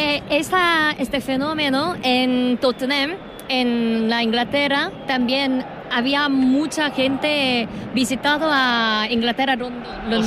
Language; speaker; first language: Spanish; non-native, learner; Korean